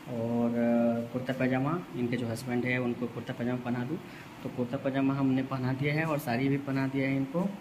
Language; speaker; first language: Hindi; native; Hindi